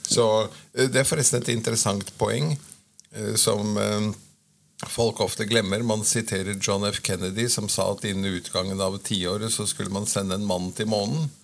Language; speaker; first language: Norwegian; native; Norwegian